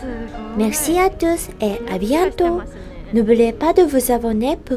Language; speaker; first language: French; non-native, fluent; Japanese